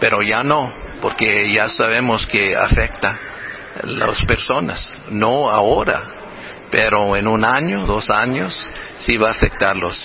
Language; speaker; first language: Spanish; non-native, fluent; English